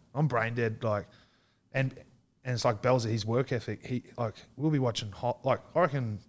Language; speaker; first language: English; native; English